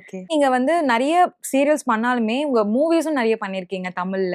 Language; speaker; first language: Tamil; native; Tamil